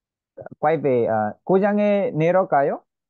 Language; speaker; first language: Korean; non-native, learner; Vietnamese